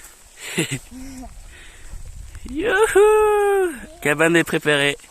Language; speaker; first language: French; native; French